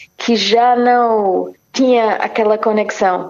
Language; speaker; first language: Portuguese; non-native, fluent; English